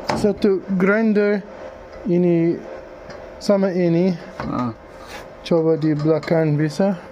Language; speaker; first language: Indonesian; non-native, learner; English